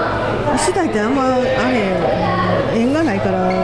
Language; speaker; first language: Japanese; native; Japanese